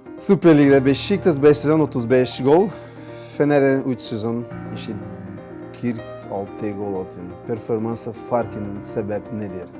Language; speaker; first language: Turkish; non-native, learner; Portuguese